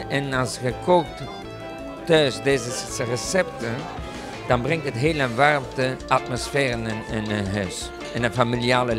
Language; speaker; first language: Dutch; non-native, local second language; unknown